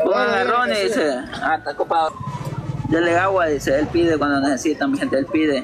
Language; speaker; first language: Spanish; native; Spanish